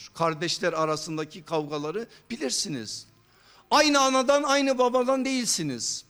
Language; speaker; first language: Turkish; native; Turkish